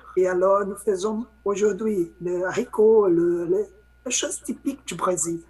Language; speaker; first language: French; non-native, learner; Portuguese